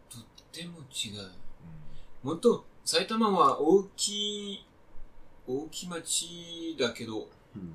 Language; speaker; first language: Japanese; non-native, fluent; French